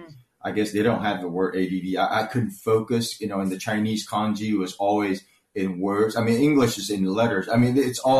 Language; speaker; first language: English; early bilingual, other home language; Chinese